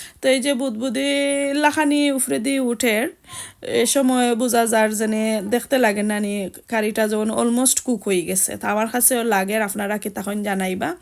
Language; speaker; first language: Bangla; native; Bangla